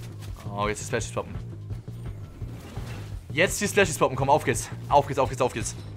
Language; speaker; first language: German; native; German